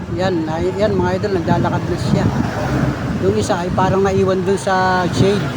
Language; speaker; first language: Filipino; native; Filipino